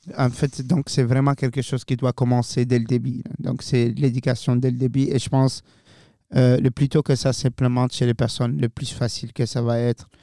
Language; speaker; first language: French; non-native, fluent; Arabic